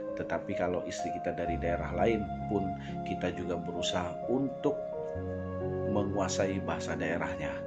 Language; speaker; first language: Indonesian; non-native, local second language; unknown